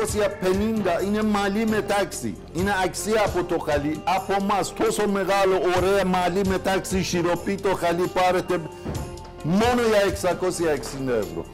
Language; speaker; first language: Greek; non-native, learner; Persian